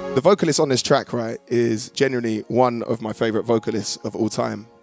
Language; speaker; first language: English; native; English